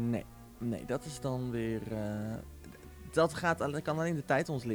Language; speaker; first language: Dutch; native; Dutch